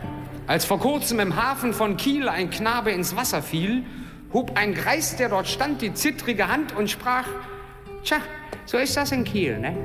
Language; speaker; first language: German; native; German